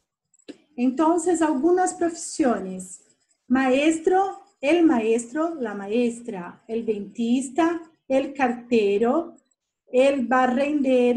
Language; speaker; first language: Spanish; non-native, fluent; Portuguese